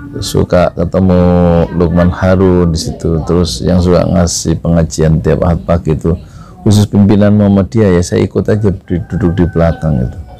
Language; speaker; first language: Indonesian; native; Indonesian